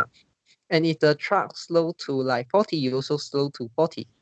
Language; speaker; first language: English; non-native, learner; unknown